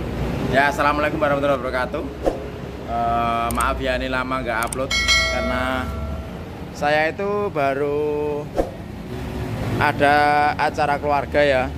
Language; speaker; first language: Indonesian; non-native, local second language; Javanese